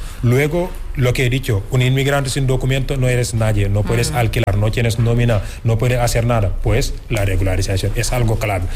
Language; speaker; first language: Spanish; non-native, fluent; Wolof